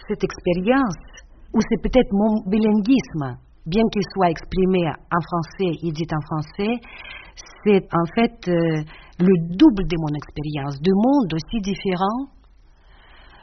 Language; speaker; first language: French; non-native, fluent; Russian